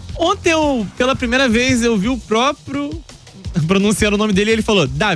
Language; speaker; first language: Portuguese; native; Portuguese